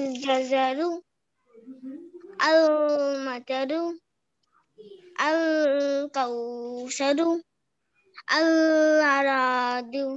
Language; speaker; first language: Arabic; non-native, learner; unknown